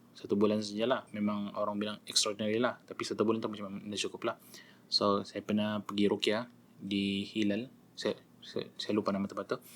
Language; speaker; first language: Malay; native; Malay